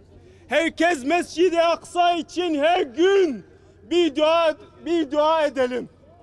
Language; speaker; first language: Turkish; non-native, fluent; Arabic